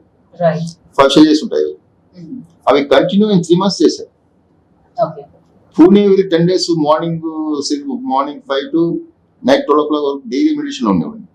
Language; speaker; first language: Telugu; native; Telugu